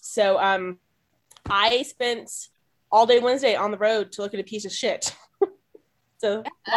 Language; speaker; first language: English; native; English